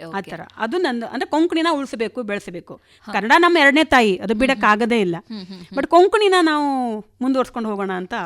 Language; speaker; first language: Kannada; non-native, local second language; Konkani